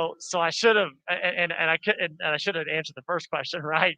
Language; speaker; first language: English; native; English